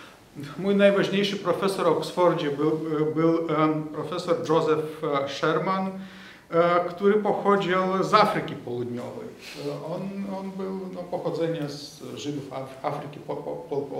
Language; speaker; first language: Polish; non-native, fluent; Lithuanian